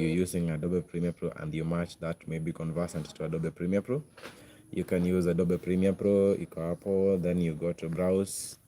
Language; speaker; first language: English; non-native, local second language; Swahili